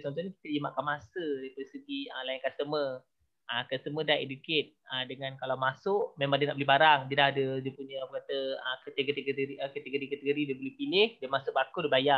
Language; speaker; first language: Malay; native; Malay